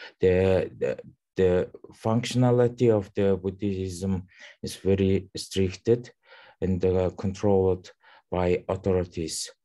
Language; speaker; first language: English; non-native, learner; Mongolian